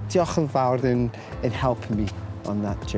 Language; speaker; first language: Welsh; non-native, learner; English